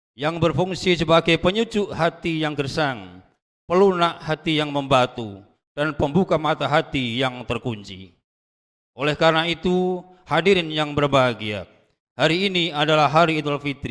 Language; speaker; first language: Indonesian; native; Indonesian